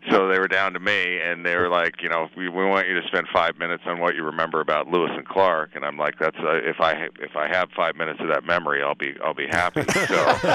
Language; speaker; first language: English; native; English